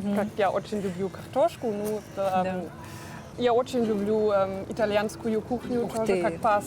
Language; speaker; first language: Russian; non-native, learner; German